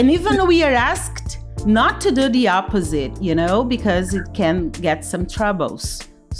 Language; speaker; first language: English; non-native, fluent; Portuguese